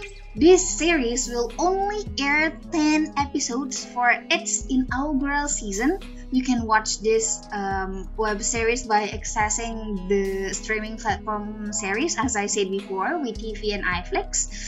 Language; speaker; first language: English; non-native, fluent; Indonesian